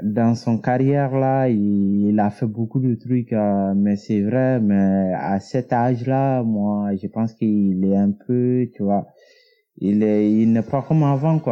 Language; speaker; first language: French; non-native, learner; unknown